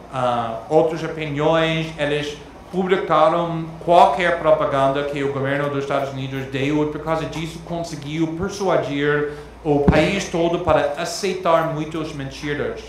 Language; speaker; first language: Portuguese; non-native, fluent; English